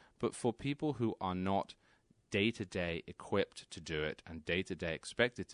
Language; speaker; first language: English; native; English